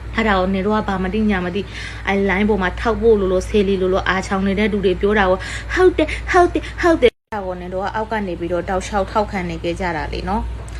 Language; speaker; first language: Burmese; native; Burmese